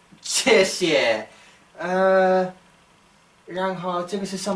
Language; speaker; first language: Chinese; non-native, learner; English